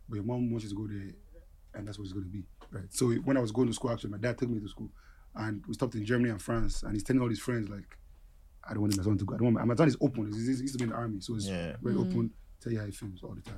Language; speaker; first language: English; non-native, local second language; Yoruba